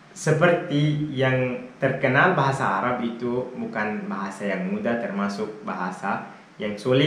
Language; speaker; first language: Indonesian; non-native, fluent; Arabic